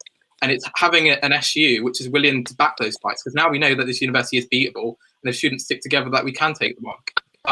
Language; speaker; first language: English; native; English